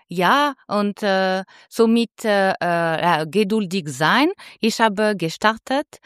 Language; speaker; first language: German; non-native, learner; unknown